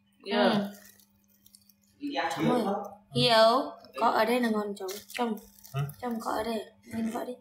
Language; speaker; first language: Vietnamese; non-native, learner; Indonesian